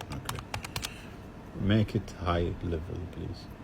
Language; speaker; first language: English; non-native, learner; Arabic